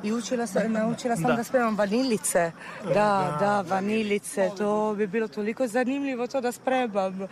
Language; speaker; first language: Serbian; non-native, fluent; Italian